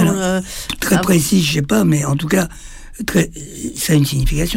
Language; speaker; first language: French; native; French